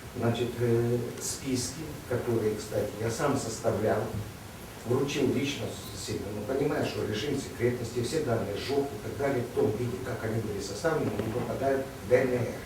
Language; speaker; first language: Russian; native; Russian